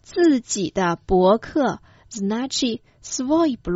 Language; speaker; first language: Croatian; non-native, fluent; Chinese